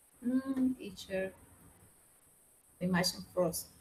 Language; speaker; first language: English; non-native, learner; Spanish